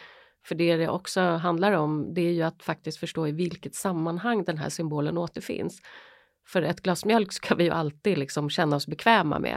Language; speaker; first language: Swedish; native; Swedish